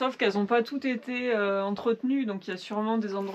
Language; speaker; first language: French; native; French